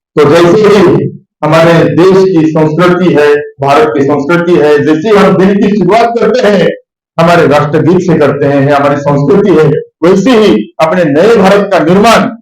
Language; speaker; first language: Hindi; non-native, local second language; Marathi